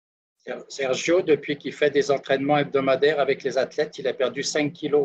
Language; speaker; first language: French; native; French